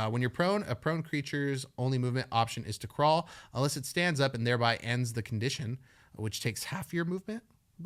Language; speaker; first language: English; native; English